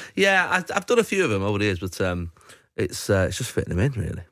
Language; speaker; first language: English; native; English